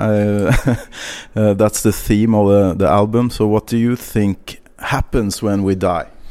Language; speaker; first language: English; non-native, fluent; Norwegian